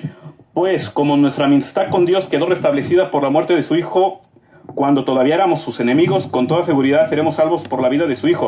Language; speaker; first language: Spanish; native; Spanish